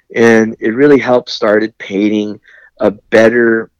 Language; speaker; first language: English; native; English